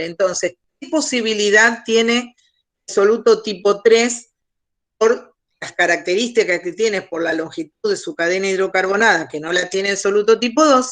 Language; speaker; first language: Spanish; native; Spanish